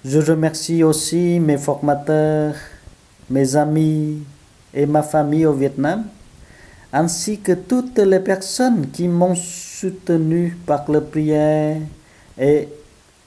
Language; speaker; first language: French; non-native, fluent; Vietnamese